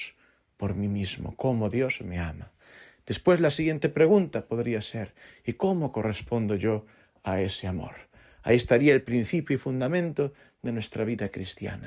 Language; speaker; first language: Spanish; native; Spanish